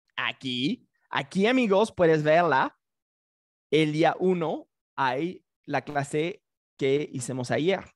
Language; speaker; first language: Spanish; non-native, fluent; English